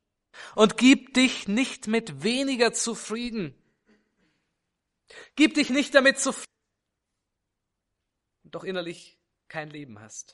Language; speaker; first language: German; native; German